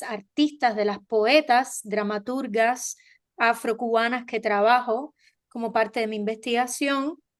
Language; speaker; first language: Spanish; native; Spanish